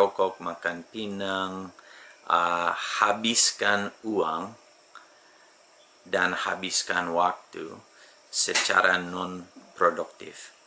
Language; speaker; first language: Indonesian; non-native, fluent; English